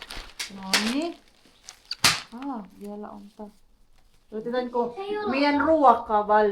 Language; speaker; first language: Finnish; non-native, learner; Filipino